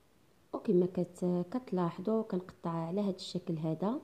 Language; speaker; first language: Arabic; native; Arabic